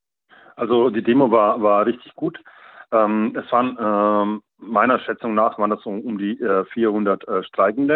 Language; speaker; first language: German; native; German